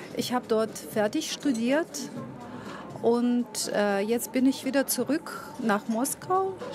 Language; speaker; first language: German; non-native, fluent; Russian